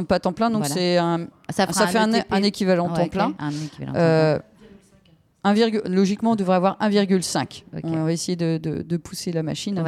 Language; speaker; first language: French; native; French